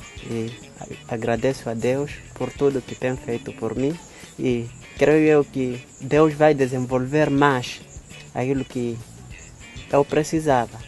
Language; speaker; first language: Portuguese; non-native, local second language; Makhuwa